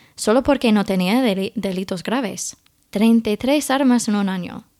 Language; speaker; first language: Spanish; non-native, fluent; English